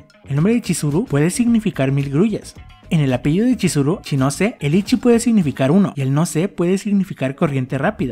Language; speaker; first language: Spanish; native; Spanish